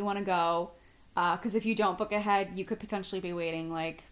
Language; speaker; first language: English; native; English